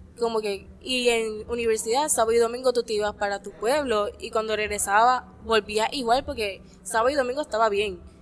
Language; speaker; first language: Spanish; native; Spanish